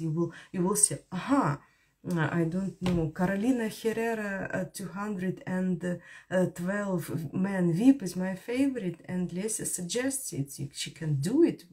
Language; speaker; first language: English; non-native, fluent; Ukrainian